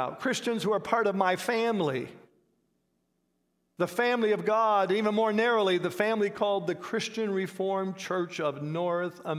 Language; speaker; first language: English; native; English